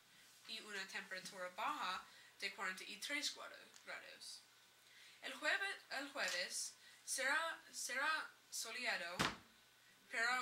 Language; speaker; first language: Spanish; non-native, learner; English